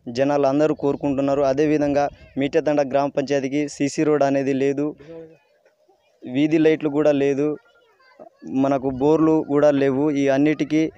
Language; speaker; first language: Telugu; non-native, local second language; Lambadi